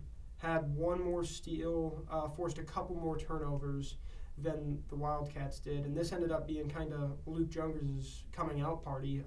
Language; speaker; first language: English; native; English